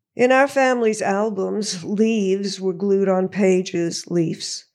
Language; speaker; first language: English; native; English